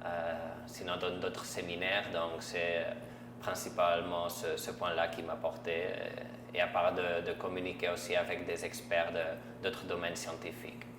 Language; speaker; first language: French; non-native, fluent; Catalan